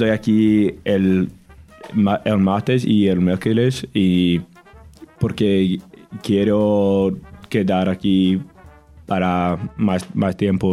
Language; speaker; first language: Spanish; non-native, learner; English